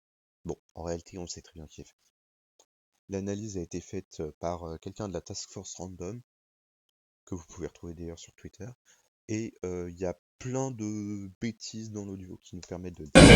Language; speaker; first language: French; native; French